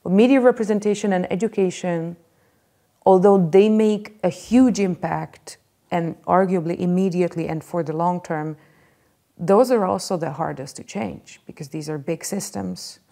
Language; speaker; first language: English; non-native, fluent; Hungarian